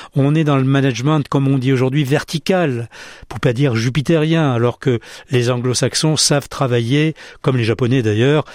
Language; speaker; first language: French; native; French